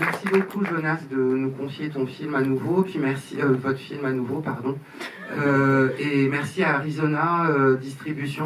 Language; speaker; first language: French; native; French